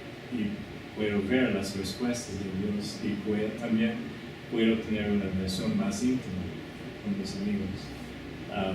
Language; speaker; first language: Spanish; non-native, fluent; English